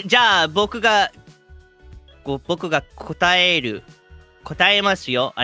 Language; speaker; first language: Japanese; non-native, fluent; English